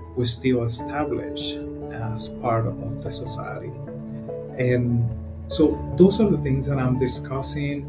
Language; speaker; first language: English; non-native, fluent; Spanish